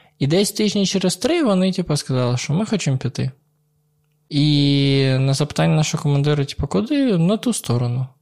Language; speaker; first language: Ukrainian; native; Ukrainian